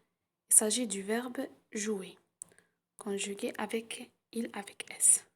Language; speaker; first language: French; non-native, local second language; Arabic